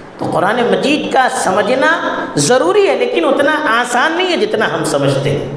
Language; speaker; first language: Urdu; non-native, local second language; Konkani